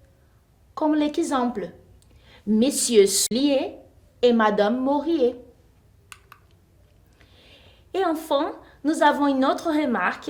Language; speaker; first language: French; non-native, fluent; Portuguese